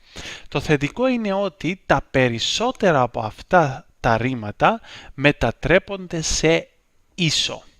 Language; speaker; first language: Greek; native; Greek